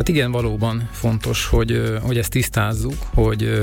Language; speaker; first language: Hungarian; native; Hungarian